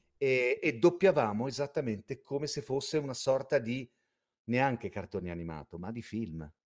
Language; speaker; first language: Italian; native; Italian